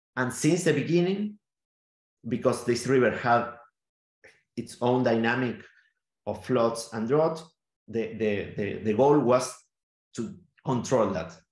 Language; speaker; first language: English; non-native, fluent; Spanish